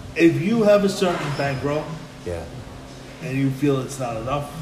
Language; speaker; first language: English; native; English